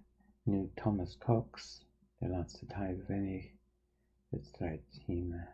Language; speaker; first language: Dutch; non-native, learner; English